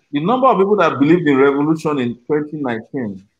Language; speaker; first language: English; non-native, local second language; Yoruba